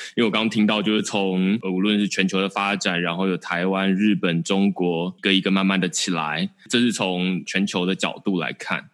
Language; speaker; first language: Chinese; native; Chinese